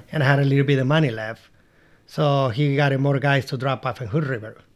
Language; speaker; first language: English; non-native, learner; Spanish